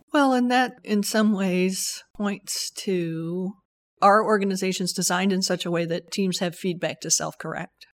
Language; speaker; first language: English; native; English